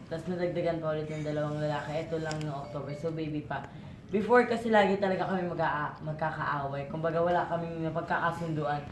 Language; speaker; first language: Filipino; native; Filipino